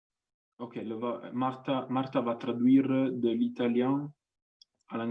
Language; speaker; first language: French; non-native, fluent; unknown